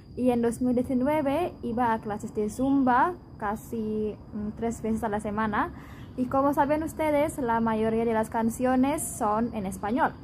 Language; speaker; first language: Spanish; non-native, fluent; Indonesian